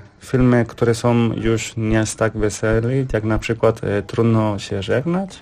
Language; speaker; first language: Polish; non-native, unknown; Spanish